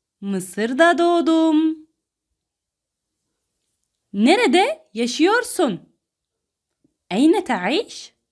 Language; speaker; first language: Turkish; non-native, fluent; Arabic